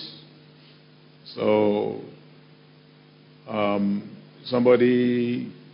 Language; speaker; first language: English; non-native, local second language; Yoruba